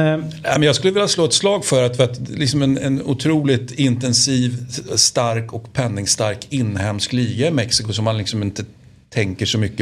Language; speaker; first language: Swedish; native; Swedish